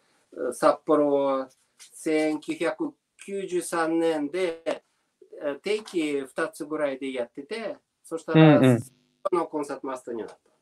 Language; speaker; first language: Japanese; non-native, learner; Russian